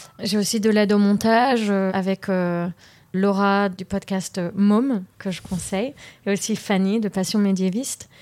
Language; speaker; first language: French; early bilingual, heritage; French